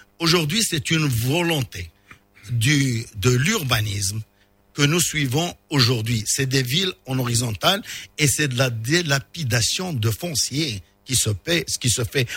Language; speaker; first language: French; non-native, local second language; Arabic